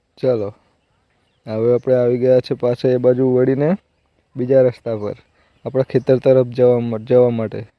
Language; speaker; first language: Gujarati; native; Gujarati